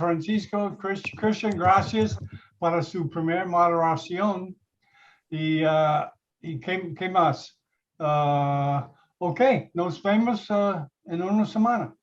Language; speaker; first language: Spanish; non-native, learner; English